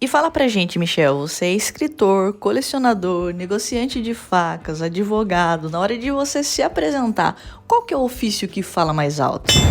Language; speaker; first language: Portuguese; native; Portuguese